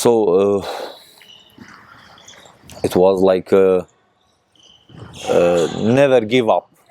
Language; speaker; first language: English; non-native, learner; Persian